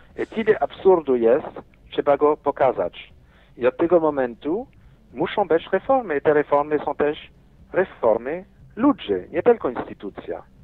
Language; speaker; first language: Polish; non-native, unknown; French